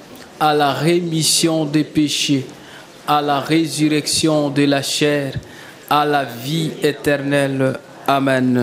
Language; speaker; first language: French; native; French